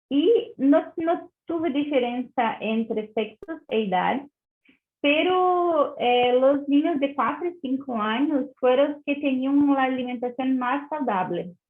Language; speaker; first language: Spanish; non-native, learner; Portuguese